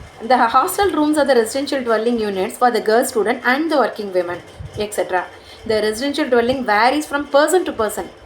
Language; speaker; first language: English; non-native, local second language; Tamil